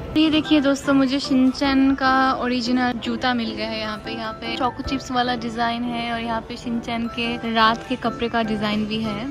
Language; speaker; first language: Hindi; non-native, local second language; Bangla